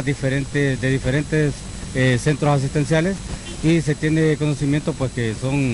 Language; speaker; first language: Spanish; native; Spanish